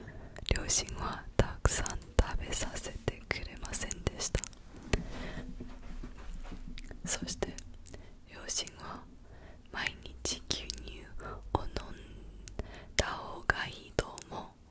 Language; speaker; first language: Japanese; non-native, learner; English